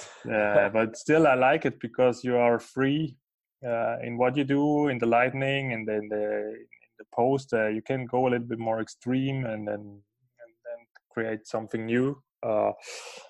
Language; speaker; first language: English; non-native, fluent; Swiss German